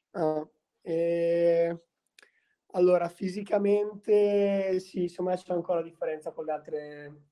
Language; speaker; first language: Italian; native; Italian